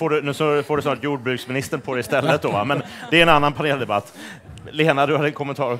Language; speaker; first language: Swedish; native; Swedish